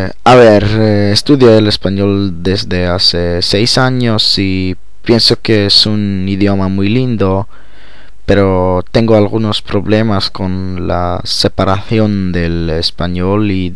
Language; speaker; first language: Spanish; non-native, learner; Polish